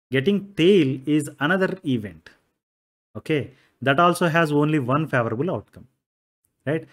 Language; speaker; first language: English; non-native, local second language; Telugu